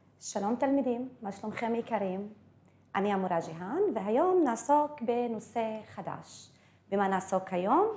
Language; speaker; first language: Hebrew; non-native, local second language; Arabic